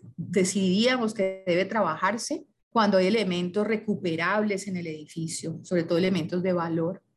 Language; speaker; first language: Spanish; native; Spanish